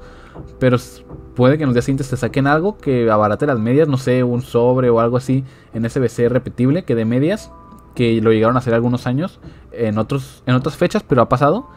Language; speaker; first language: Spanish; native; Spanish